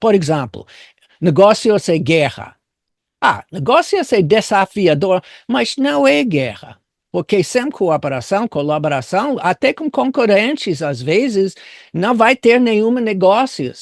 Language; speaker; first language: Portuguese; non-native, fluent; English